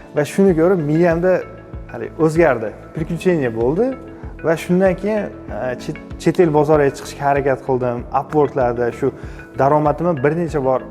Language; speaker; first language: Uzbek; native; Uzbek